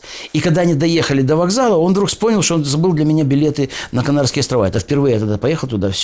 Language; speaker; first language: Russian; native; Russian